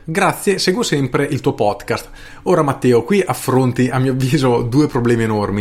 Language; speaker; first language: Italian; native; Italian